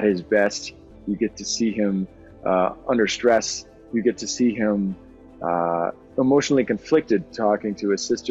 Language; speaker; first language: English; native; English